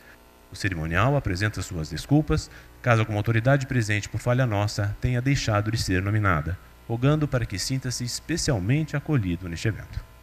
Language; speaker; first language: Portuguese; native; Portuguese